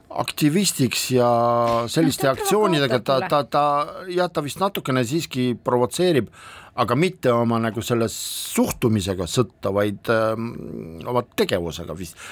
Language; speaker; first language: Estonian; non-native, local second language; Russian